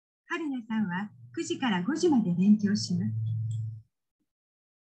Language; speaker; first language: Japanese; non-native, learner; Indonesian